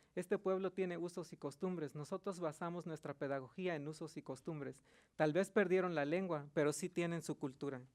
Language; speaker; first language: Spanish; early bilingual, heritage; Spanish